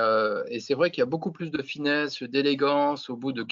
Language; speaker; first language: French; native; French